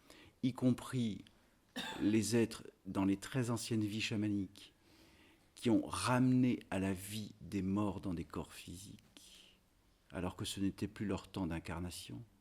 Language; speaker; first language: French; native; French